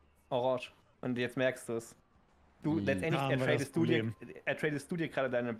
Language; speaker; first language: German; native; German